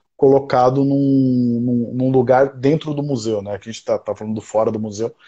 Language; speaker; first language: Portuguese; native; Portuguese